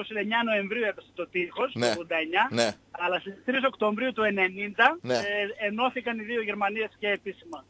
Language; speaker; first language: Greek; native; Greek